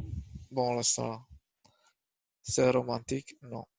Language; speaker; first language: French; non-native, learner; Albanian